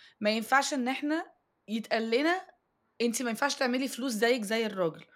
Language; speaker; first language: Arabic; native; Arabic